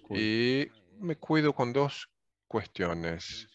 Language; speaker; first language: Spanish; non-native, fluent; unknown